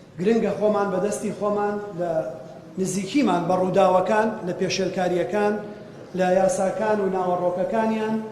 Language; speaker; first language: Central Kurdish; native; Central Kurdish